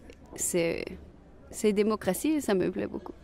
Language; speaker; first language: French; non-native, local second language; German